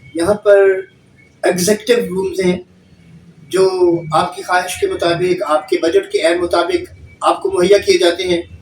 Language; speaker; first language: Urdu; native; Urdu